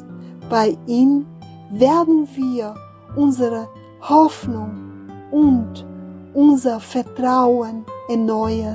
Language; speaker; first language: German; non-native, fluent; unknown